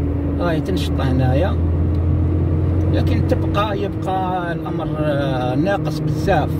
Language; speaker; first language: Arabic; native; Arabic